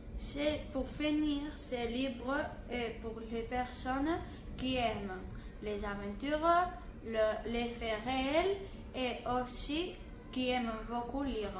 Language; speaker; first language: French; non-native, learner; Catalan